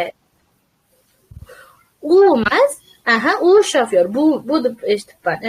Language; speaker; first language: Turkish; non-native, fluent; Uzbek